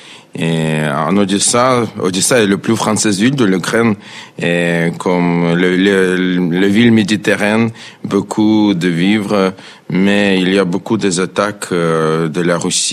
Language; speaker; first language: French; non-native, fluent; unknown